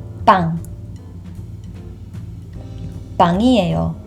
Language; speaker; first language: Korean; non-native, fluent; English